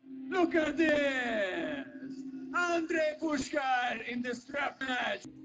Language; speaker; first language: English; non-native, learner; Russian